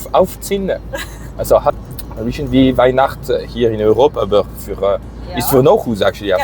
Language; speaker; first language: German; non-native, learner; Persian